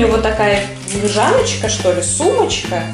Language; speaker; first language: Russian; native; Russian